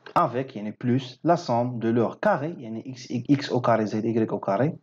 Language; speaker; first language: French; non-native, local second language; Arabic